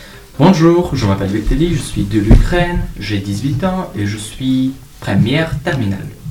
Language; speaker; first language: French; non-native, learner; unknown